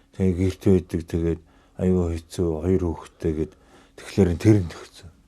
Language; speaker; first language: Mongolian; native; Mongolian